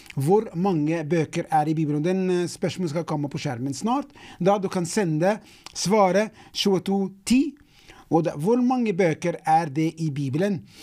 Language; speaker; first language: Norwegian; non-native, fluent; English